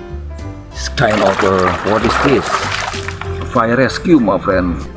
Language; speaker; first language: English; non-native, learner; Indonesian